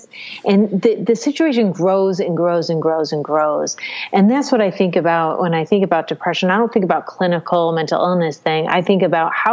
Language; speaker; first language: English; native; English